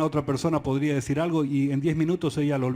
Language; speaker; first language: Spanish; native; Spanish